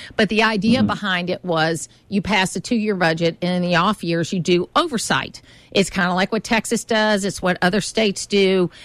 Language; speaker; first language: English; native; English